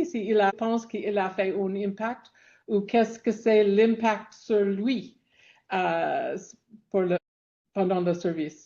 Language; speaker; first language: French; non-native, fluent; English